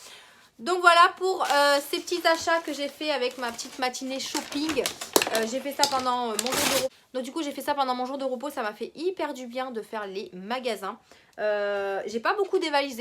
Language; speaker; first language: French; native; French